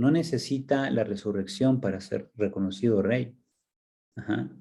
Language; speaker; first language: Spanish; native; Spanish